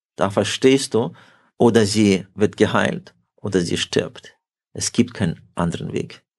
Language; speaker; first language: German; early bilingual, heritage; German